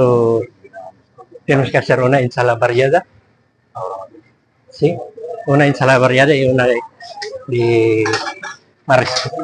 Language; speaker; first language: Spanish; non-native, learner; Filipino